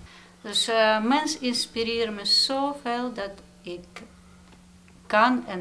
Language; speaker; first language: Dutch; non-native, fluent; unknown